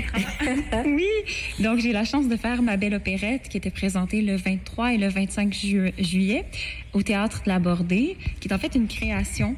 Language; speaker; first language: French; native; French